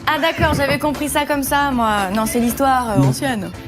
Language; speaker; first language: French; native; French